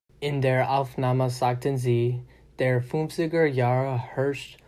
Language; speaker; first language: German; non-native, learner; English